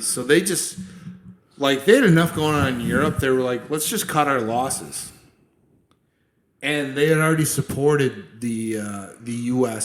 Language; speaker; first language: English; native; English